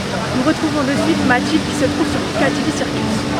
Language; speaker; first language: French; native; French